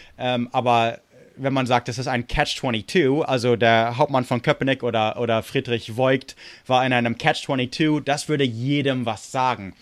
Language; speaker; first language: German; non-native, fluent; English